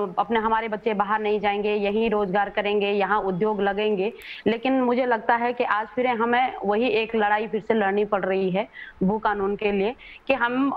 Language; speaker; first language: Hindi; native; Hindi